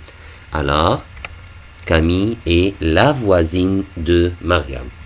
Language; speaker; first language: French; non-native, fluent; Arabic